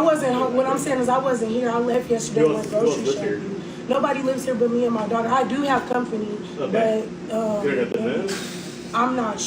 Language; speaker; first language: English; native; English